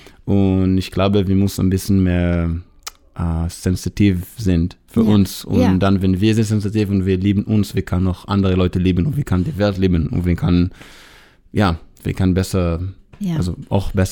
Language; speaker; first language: German; non-native, learner; Hebrew